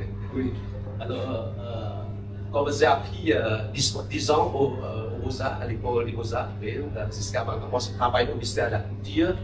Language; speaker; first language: French; non-native, local second language; Khmer